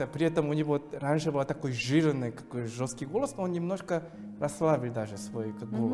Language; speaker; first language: Russian; non-native, fluent; Korean